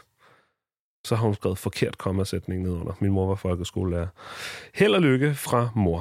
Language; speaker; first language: Danish; native; Danish